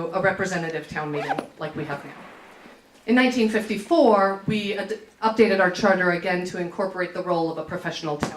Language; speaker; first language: English; native; English